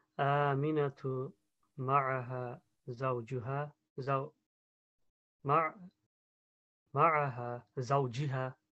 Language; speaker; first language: Arabic; non-native, learner; English